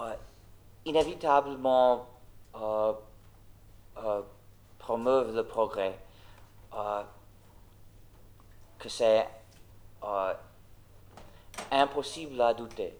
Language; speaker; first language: French; non-native, fluent; English